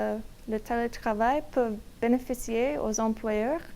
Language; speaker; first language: French; non-native, learner; English